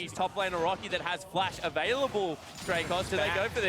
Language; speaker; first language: English; native; English